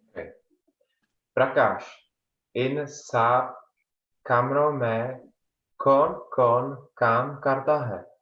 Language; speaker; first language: Hindi; non-native, learner; Czech